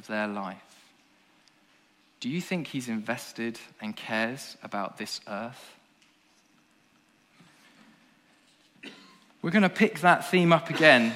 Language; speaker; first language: English; native; English